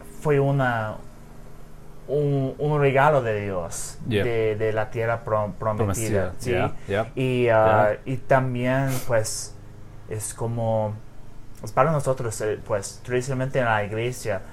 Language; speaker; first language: Spanish; non-native, learner; English